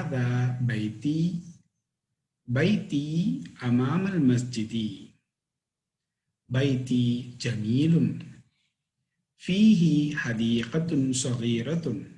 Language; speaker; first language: Arabic; non-native, fluent; Tamil